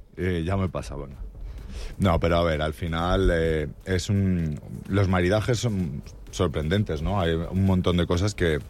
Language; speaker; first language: Spanish; native; Spanish